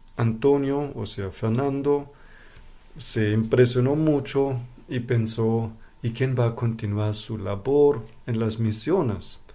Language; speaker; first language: Spanish; non-native, fluent; German